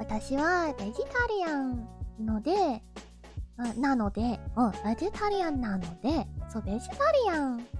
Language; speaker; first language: Japanese; non-native, learner; English